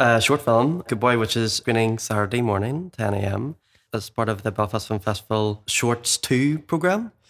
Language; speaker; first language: English; native; English